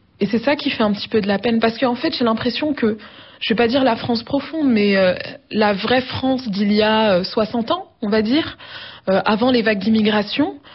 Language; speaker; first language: French; early bilingual, other home language; Arabic